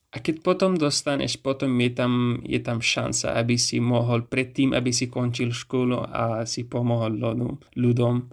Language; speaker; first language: Slovak; non-native, fluent; Pashto